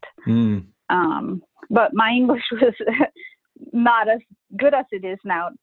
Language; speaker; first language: English; non-native, fluent; Spanish